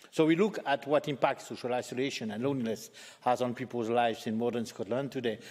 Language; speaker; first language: English; native; English